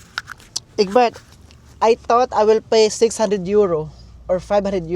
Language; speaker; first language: English; non-native, local second language; Filipino